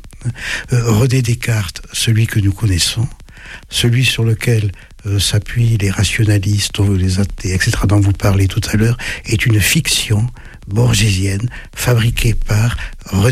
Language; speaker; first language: French; native; French